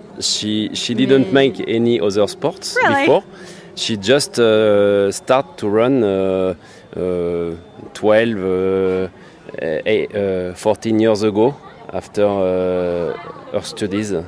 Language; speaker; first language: English; non-native, learner; French